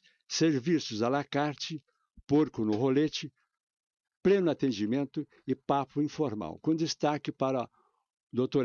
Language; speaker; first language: Portuguese; native; Portuguese